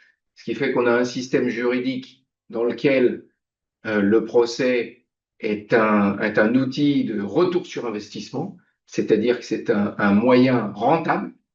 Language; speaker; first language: French; native; French